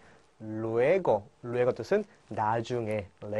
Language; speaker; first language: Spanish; non-native, fluent; Korean